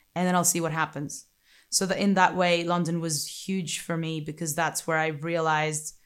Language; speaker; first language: English; non-native, fluent; Greek